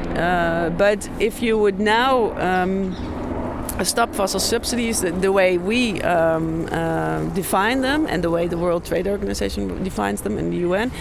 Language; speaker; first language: English; non-native, fluent; Dutch